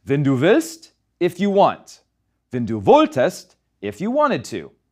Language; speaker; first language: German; non-native, fluent; English